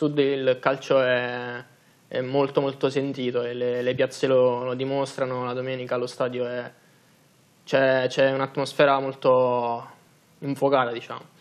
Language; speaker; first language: Italian; native; Italian